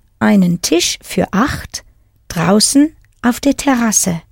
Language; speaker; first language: German; non-native, fluent; English